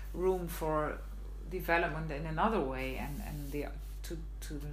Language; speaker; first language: English; non-native, fluent; Dutch